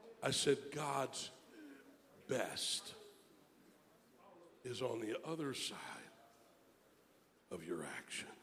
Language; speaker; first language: English; native; English